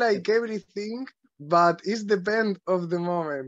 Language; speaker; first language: English; non-native, learner; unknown